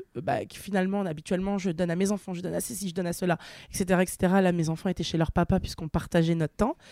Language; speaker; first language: French; native; French